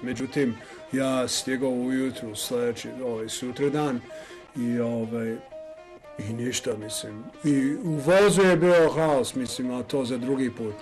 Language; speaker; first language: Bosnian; non-native, learner; English